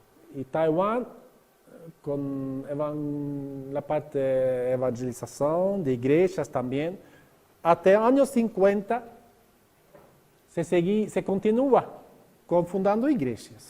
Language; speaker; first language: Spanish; non-native, learner; Norwegian